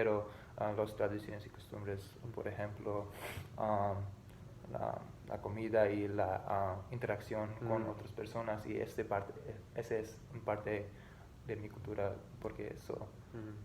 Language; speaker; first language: Spanish; non-native, learner; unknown